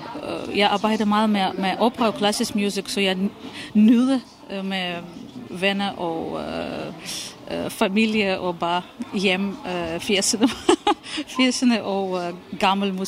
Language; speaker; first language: Danish; non-native, fluent; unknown